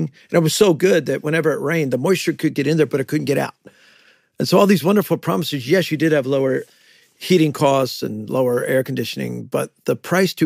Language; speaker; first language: English; native; English